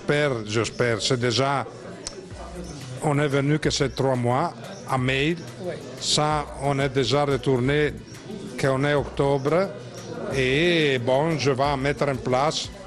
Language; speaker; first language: French; non-native, learner; Italian